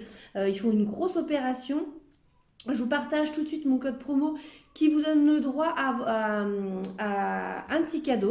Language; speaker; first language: French; native; French